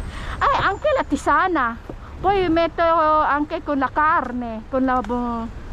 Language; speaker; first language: Italian; non-native, learner; Filipino